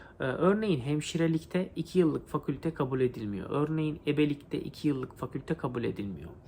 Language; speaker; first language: Turkish; native; Turkish